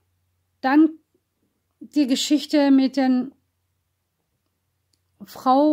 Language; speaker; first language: German; non-native, fluent; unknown